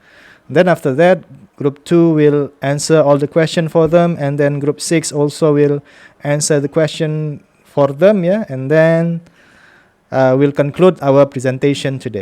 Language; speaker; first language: English; non-native, fluent; Indonesian